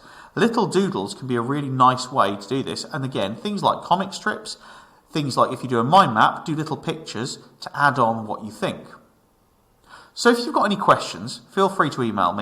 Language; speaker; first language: English; native; English